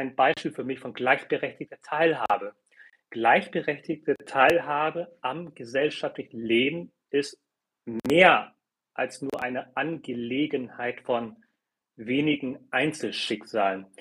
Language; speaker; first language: German; early bilingual, other home language; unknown